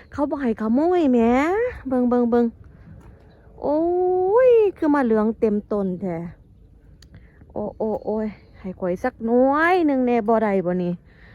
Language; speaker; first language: Thai; native; Thai